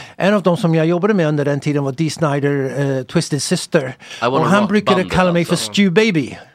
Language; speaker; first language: Swedish; early bilingual, other home language; English